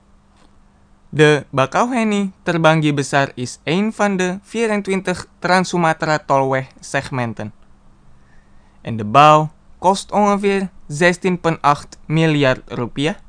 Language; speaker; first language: Dutch; non-native, fluent; Indonesian